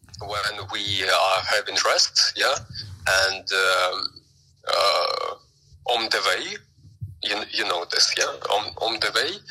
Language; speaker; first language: English; non-native, fluent; Ukrainian